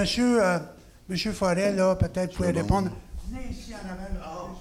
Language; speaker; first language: French; native; French